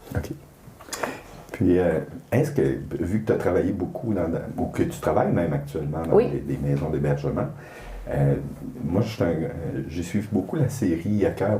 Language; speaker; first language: French; native; French